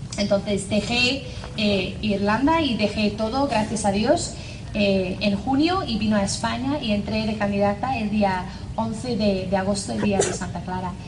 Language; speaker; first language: Spanish; non-native, fluent; English